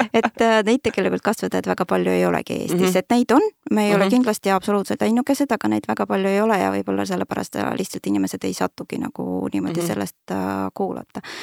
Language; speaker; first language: Estonian; non-native, local second language; Russian